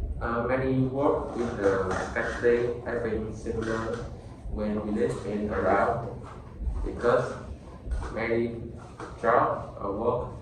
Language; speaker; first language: English; non-native, learner; Vietnamese